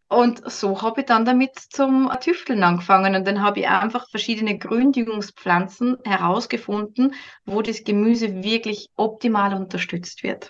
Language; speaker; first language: German; native; German